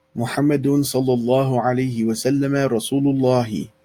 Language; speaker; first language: Arabic; non-native, fluent; English